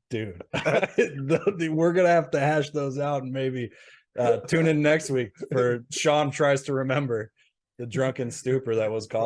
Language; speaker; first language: English; native; English